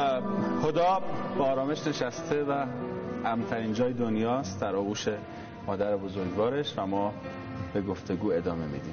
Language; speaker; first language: Persian; native; Persian